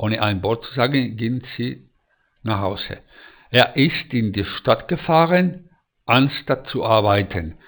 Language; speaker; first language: German; non-native, fluent; Spanish